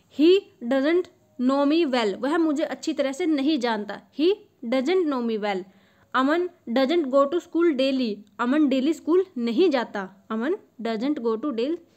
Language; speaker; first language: Hindi; native; Hindi